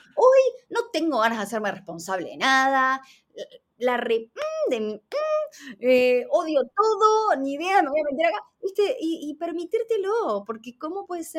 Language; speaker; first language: Spanish; native; Spanish